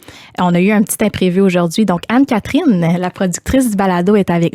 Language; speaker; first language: French; native; French